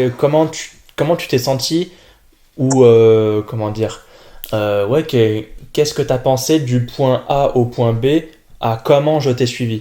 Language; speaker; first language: French; native; French